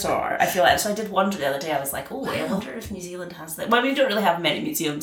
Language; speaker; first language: English; native; English